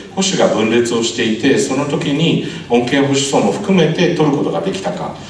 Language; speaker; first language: Japanese; native; Japanese